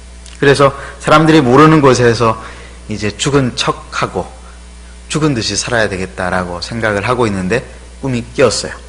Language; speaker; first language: Korean; native; Korean